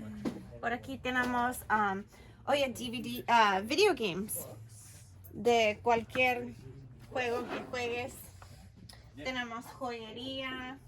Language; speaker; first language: Spanish; early bilingual, heritage; Spanish